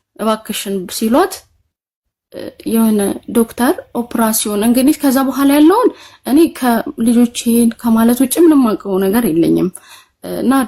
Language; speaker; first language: Amharic; native; Amharic